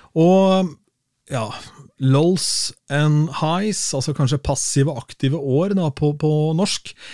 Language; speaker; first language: Norwegian; native; Norwegian